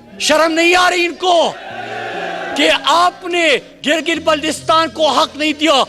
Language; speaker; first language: Urdu; non-native, local second language; Pashto